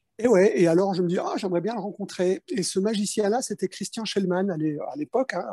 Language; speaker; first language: French; early bilingual, other home language; Spanish